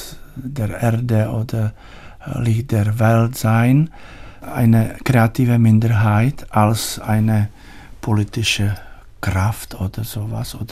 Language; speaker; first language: German; non-native, learner; Czech